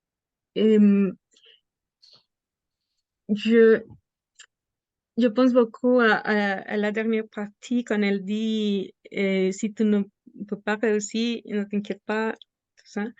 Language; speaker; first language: French; non-native, fluent; Spanish